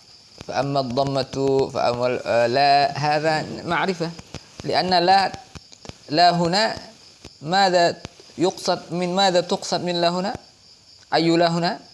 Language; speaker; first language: Arabic; non-native, fluent; Indonesian